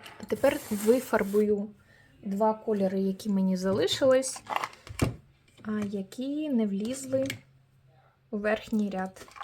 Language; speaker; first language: Ukrainian; native; Ukrainian